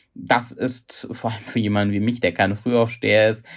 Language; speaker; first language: German; native; German